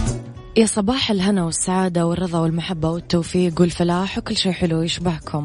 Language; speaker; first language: Arabic; native; Arabic